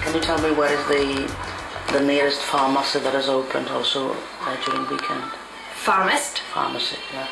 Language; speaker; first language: English; non-native, fluent; Czech